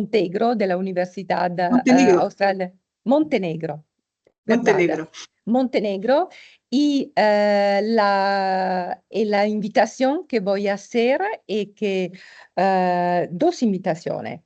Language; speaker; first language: Spanish; non-native, fluent; Italian